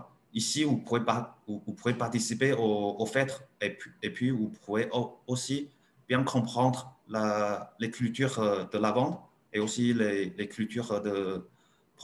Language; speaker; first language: French; non-native, learner; Chinese